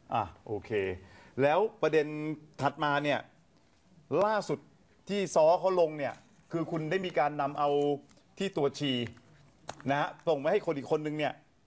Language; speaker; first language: Thai; native; Thai